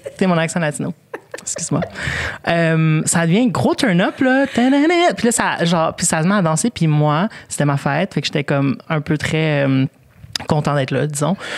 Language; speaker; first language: French; early bilingual, other home language; Spanish